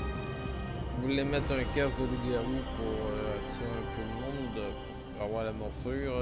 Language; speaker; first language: French; native; French